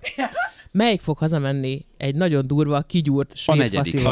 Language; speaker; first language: Hungarian; native; Hungarian